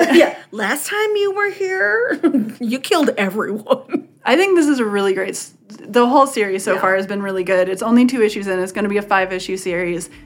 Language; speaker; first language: English; native; English